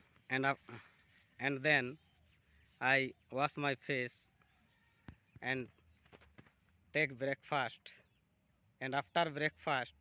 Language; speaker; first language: English; non-native, learner; Bangla